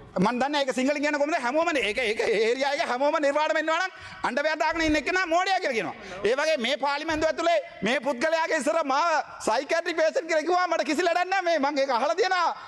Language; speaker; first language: Sinhala; non-native, local second language; Tamil